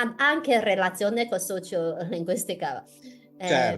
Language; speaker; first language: Italian; non-native, fluent; Chinese